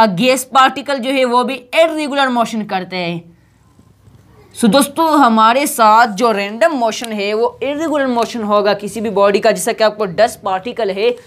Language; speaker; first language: Urdu; non-native, local second language; Pashto